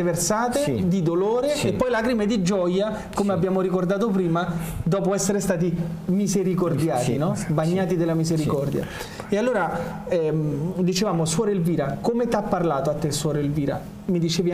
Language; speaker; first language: Italian; native; Italian